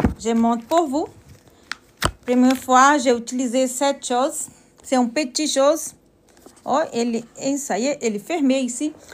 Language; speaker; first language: French; non-native, learner; Portuguese